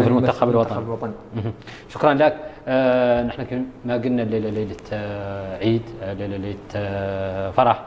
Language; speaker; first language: Arabic; native; Arabic